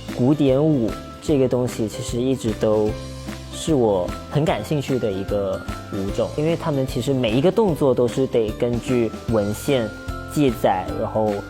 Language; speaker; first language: Chinese; early bilingual, heritage; Chinese